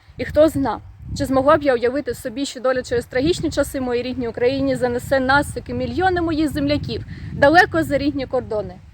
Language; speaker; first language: Ukrainian; native; Ukrainian